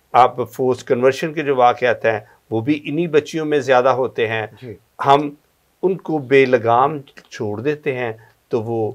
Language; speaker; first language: Urdu; non-native, local second language; Punjabi